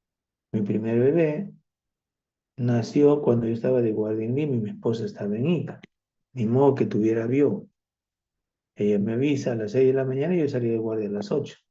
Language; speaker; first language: Spanish; native; Spanish